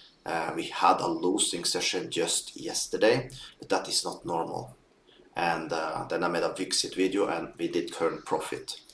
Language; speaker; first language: English; non-native, fluent; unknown